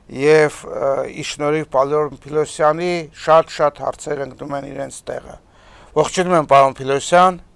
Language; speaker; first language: Armenian; native; Armenian